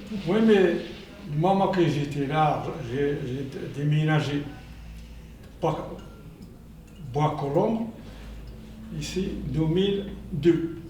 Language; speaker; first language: French; non-native, learner; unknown